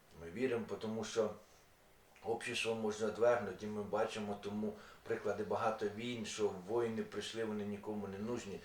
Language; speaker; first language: Ukrainian; non-native, local second language; Russian